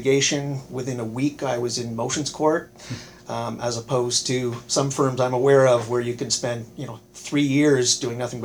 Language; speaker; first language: English; native; English